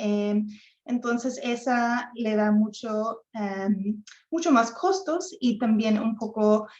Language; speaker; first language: Spanish; non-native, fluent; English